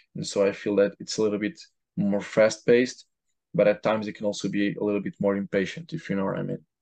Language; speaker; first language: English; non-native, fluent; Portuguese